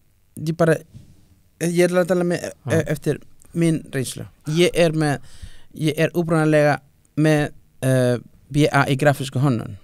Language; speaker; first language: Icelandic; non-native, fluent; Spanish